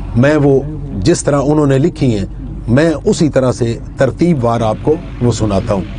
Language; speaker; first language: Urdu; non-native, local second language; Punjabi